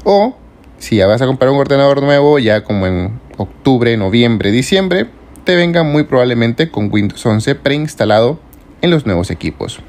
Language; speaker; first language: Spanish; native; Spanish